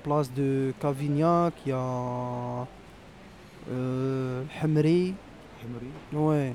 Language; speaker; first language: French; non-native, local second language; Arabic